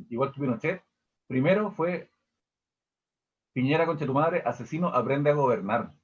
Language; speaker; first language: Spanish; native; Spanish